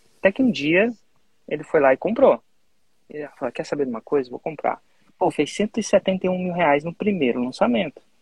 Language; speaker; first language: Portuguese; native; Portuguese